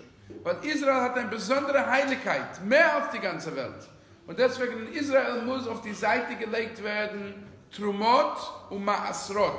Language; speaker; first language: German; non-native, fluent; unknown